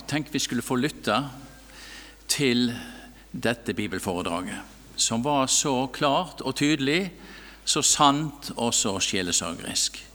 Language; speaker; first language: Norwegian; native; Norwegian